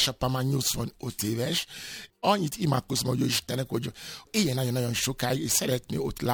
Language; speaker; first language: Hungarian; non-native, learner; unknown